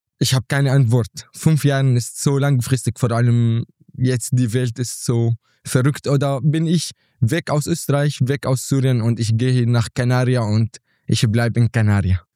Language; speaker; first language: German; non-native, fluent; Arabic